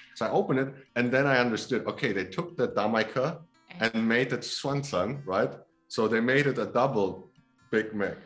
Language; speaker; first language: English; non-native, fluent; Polish